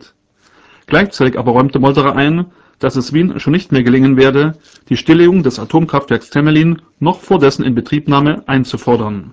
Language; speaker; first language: German; native; German